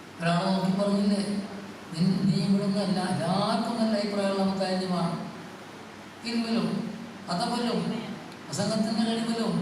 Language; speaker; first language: Malayalam; native; Malayalam